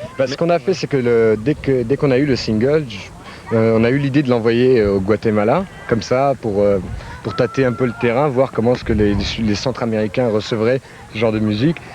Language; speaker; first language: French; non-native, local second language; Arabic